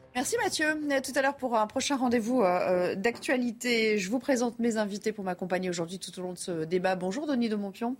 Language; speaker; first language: French; native; French